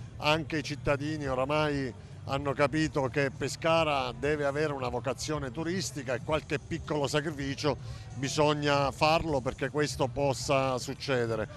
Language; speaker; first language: Italian; native; Italian